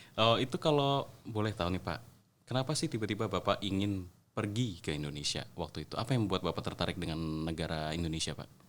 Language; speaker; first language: Indonesian; native; Indonesian